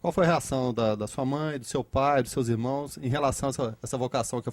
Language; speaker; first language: Portuguese; native; Portuguese